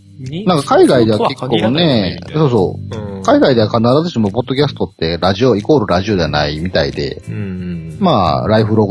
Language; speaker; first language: Japanese; native; Japanese